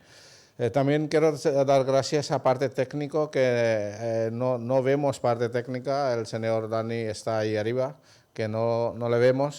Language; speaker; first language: Spanish; non-native, fluent; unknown